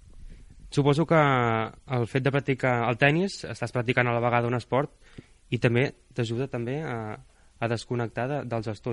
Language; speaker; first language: Catalan; native; Catalan